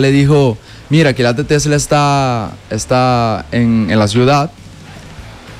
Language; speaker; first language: Spanish; non-native, fluent; Papiamento